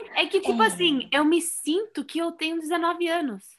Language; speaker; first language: Portuguese; early bilingual, heritage; Portuguese